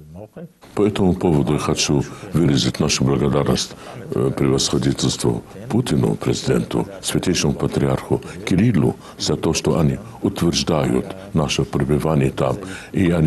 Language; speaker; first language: Russian; non-native, fluent; Arabic